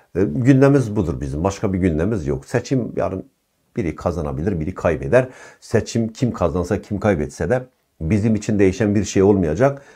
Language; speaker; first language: Turkish; non-native, local second language; Kurdish